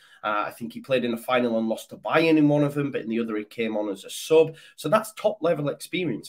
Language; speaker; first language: English; native; English